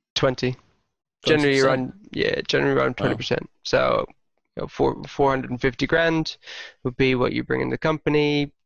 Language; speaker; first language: English; native; English